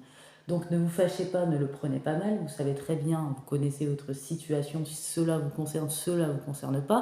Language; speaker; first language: French; native; French